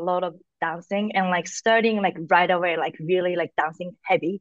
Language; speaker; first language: English; non-native, learner; Japanese